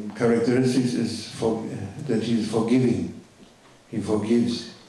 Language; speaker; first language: English; non-native, fluent; German